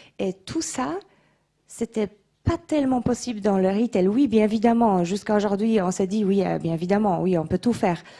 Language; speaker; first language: French; non-native, fluent; Polish